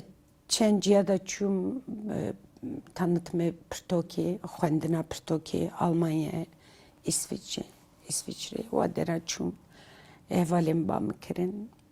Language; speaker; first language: Kurdish; non-native, local second language; Turkish